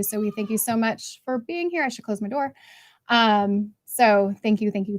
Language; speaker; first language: English; native; English